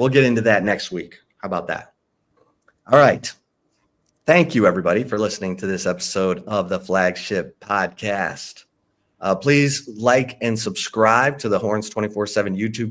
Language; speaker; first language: English; native; English